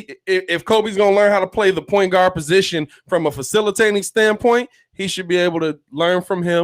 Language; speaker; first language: English; native; English